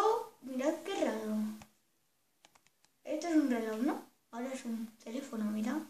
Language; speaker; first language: Spanish; native; Spanish